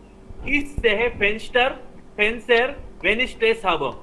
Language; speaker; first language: German; non-native, learner; Hindi